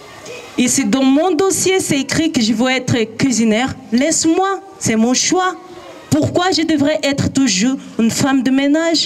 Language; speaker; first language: French; non-native, learner; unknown